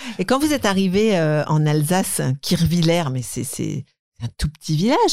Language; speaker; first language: French; native; French